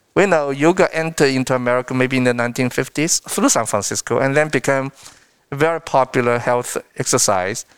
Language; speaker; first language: English; non-native, fluent; Chinese